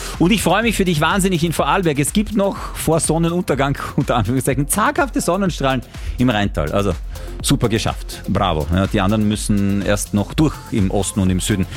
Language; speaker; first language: German; native; German